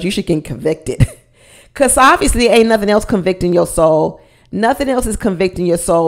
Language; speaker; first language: English; native; English